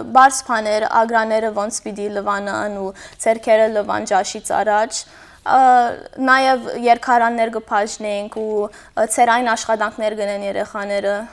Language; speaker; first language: Armenian; early bilingual, heritage; Armenian